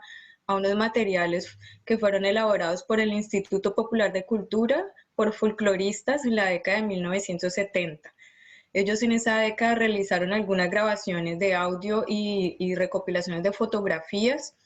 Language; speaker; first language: Spanish; native; Spanish